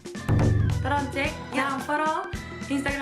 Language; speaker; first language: Indonesian; non-native, learner; Japanese